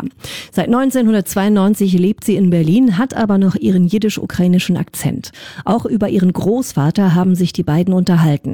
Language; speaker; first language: German; native; German